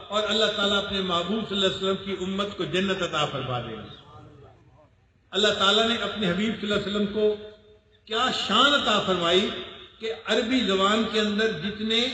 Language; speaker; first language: Urdu; non-native, local second language; Punjabi